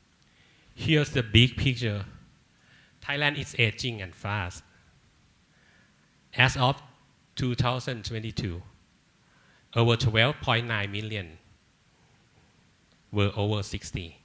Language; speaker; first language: English; non-native, learner; Thai